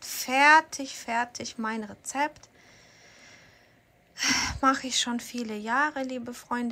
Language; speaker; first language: German; non-native, fluent; Ukrainian